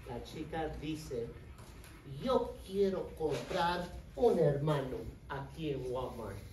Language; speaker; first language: Spanish; non-native, fluent; English